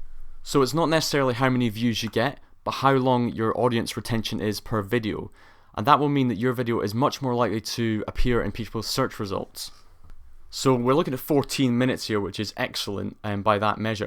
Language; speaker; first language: English; native; English